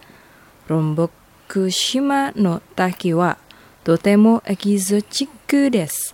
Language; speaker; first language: Japanese; non-native, fluent; Indonesian